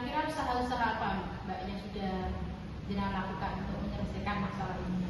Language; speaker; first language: Indonesian; non-native, local second language; Javanese